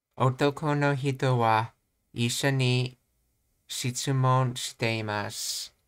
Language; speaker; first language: Japanese; non-native, learner; English